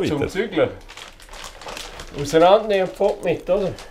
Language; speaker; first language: German; native; German